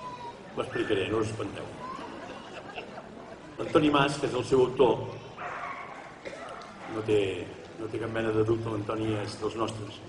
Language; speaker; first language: Catalan; native; Catalan